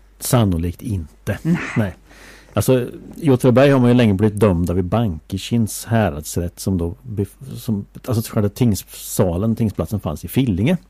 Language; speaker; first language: Swedish; native; Swedish